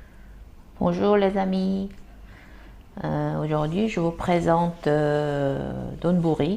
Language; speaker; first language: French; non-native, fluent; Korean